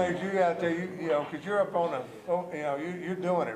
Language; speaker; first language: English; native; English